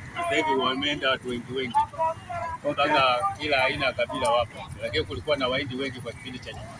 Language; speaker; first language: Swahili; native; Swahili